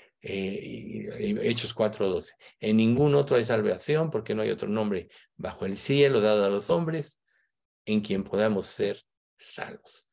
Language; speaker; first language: Spanish; native; Spanish